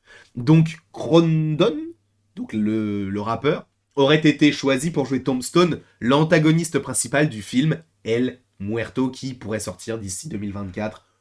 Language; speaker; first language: French; native; French